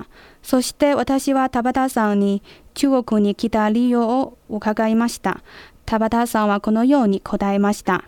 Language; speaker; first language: Japanese; non-native, fluent; Chinese